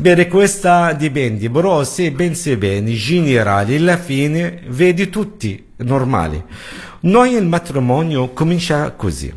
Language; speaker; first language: Italian; non-native, learner; Arabic